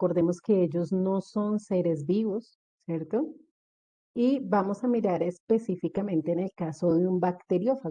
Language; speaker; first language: Spanish; native; Spanish